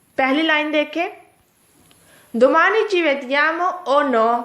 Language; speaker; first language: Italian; non-native, fluent; Urdu